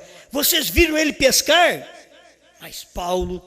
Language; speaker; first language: Portuguese; native; Portuguese